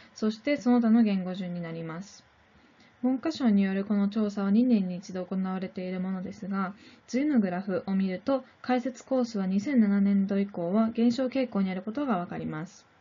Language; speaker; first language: Japanese; non-native, fluent; Korean